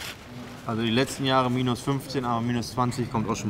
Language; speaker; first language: German; native; German